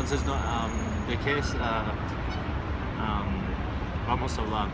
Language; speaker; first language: Spanish; non-native, fluent; English